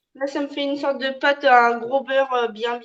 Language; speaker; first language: French; native; French